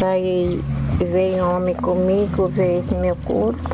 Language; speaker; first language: Portuguese; non-native, local second language; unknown